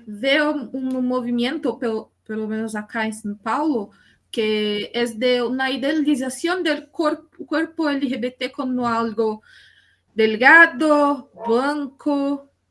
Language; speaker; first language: Spanish; non-native, learner; Portuguese